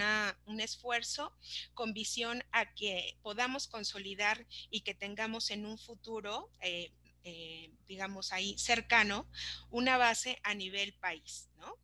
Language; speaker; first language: Spanish; native; Spanish